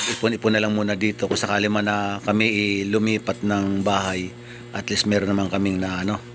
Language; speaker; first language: Filipino; native; Filipino